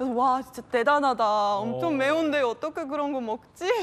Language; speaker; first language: Korean; non-native, fluent; Estonian